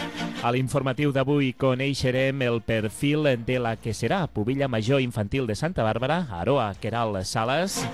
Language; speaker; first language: Catalan; native; Catalan